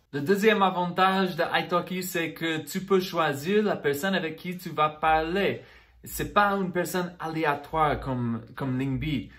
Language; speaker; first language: French; non-native, fluent; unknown